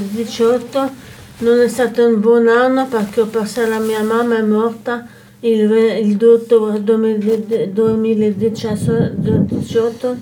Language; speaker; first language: Italian; non-native, fluent; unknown